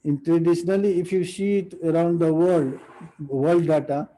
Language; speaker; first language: English; non-native, local second language; Nepali